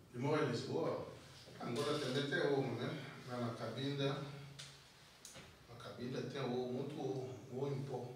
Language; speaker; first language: Portuguese; non-native, fluent; Lingala